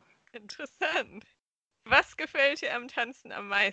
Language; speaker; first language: German; native; German